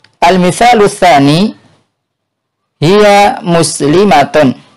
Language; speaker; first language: Arabic; non-native, fluent; Indonesian